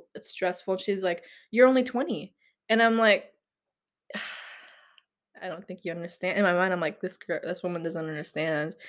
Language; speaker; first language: English; non-native, local second language; Filipino